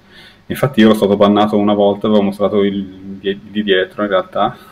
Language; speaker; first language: Italian; native; Italian